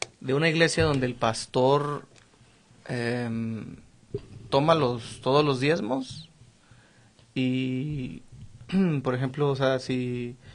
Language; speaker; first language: Spanish; native; Spanish